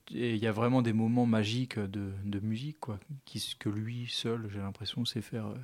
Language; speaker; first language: French; native; French